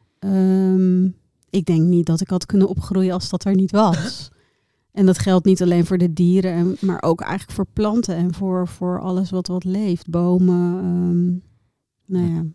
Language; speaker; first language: Dutch; native; Dutch